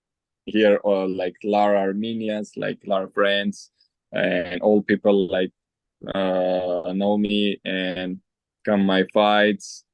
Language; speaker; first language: English; non-native, learner; Armenian